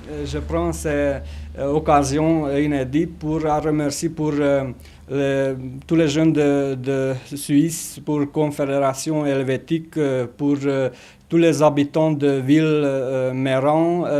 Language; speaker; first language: French; non-native, learner; Hungarian